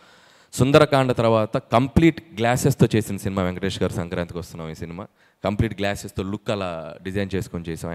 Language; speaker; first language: Telugu; native; Telugu